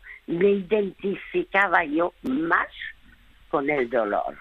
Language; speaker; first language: Spanish; early bilingual, other home language; French